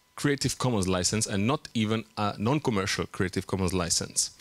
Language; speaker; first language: English; non-native, fluent; Czech